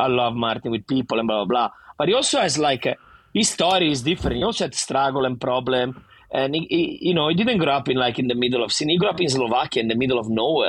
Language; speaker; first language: English; non-native, fluent; Italian